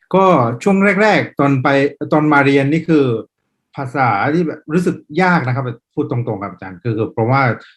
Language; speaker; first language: Thai; non-native, fluent; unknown